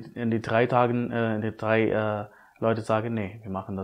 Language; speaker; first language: German; non-native, fluent; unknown